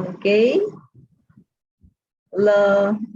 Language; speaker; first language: Chinese; non-native, learner; English